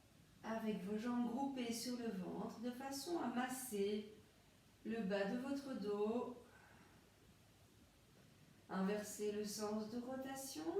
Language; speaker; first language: French; native; French